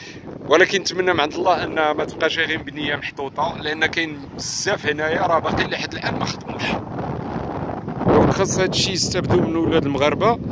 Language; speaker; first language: Arabic; native; Arabic